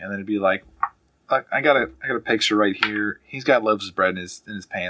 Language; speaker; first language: English; native; English